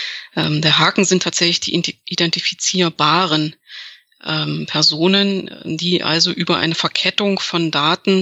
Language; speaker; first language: German; native; German